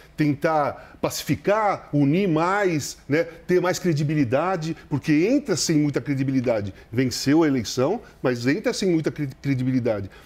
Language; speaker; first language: Portuguese; native; Portuguese